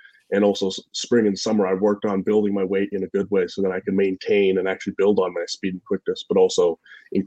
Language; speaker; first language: English; native; English